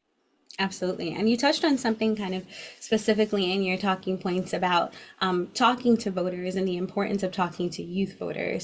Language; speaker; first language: English; native; English